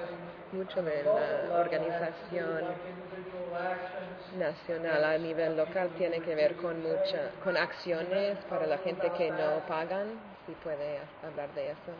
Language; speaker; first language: Spanish; non-native, fluent; English